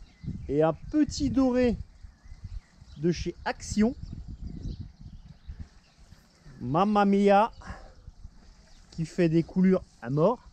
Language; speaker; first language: French; native; French